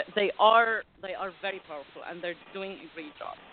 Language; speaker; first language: English; non-native, fluent; Arabic